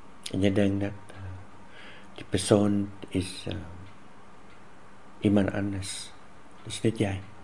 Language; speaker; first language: Dutch; non-native, fluent; Vietnamese